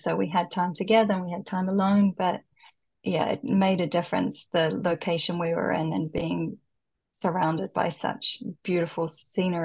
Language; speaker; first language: English; native; English